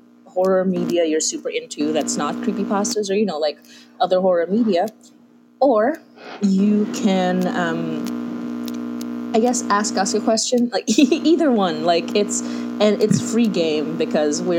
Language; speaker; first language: English; non-native, local second language; Filipino